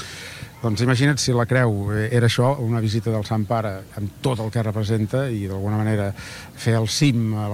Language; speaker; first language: Catalan; native; Catalan